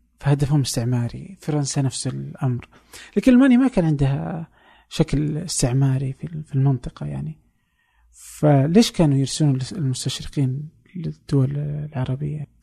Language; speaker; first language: Arabic; native; Arabic